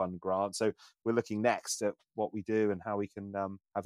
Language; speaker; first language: English; native; English